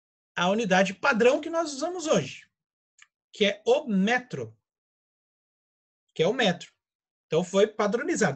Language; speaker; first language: Portuguese; native; Portuguese